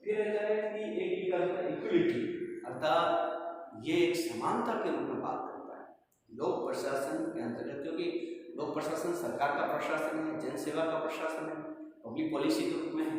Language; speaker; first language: Hindi; native; Hindi